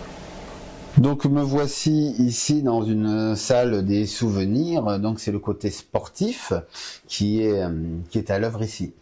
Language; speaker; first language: French; native; French